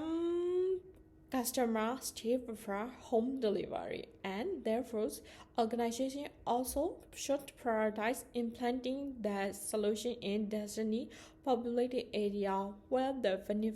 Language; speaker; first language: English; non-native, learner; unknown